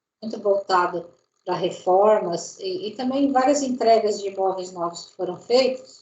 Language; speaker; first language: Portuguese; native; Portuguese